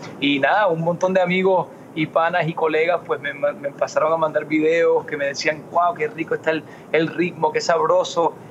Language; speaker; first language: Spanish; early bilingual, heritage; Spanish